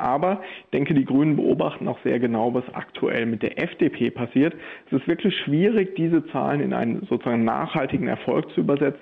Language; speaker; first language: German; native; German